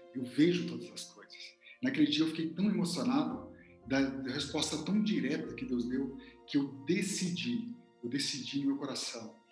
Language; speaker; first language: Portuguese; native; Portuguese